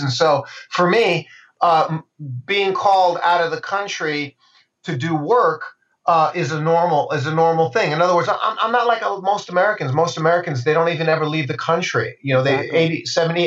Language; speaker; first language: English; native; English